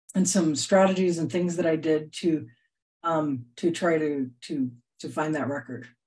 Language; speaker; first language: English; native; English